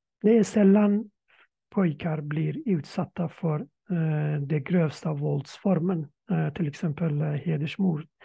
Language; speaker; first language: Swedish; non-native, fluent; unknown